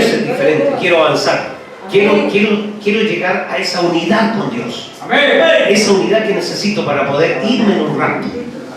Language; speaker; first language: Spanish; native; Spanish